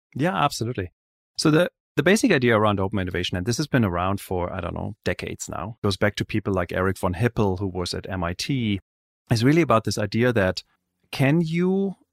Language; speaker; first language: English; non-native, fluent; German